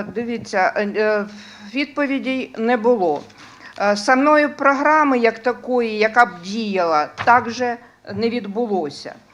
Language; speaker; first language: Ukrainian; non-native, local second language; Russian